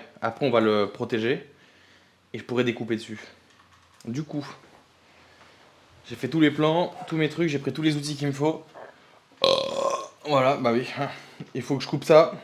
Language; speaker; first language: French; native; French